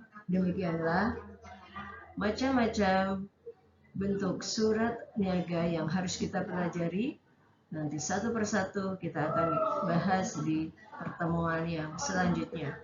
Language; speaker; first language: Indonesian; native; Indonesian